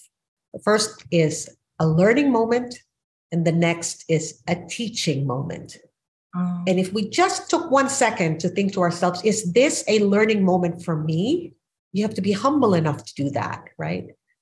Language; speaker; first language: English; non-native, local second language; Filipino